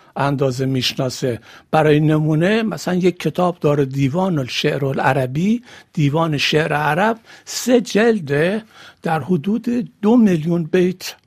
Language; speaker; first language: Persian; native; Persian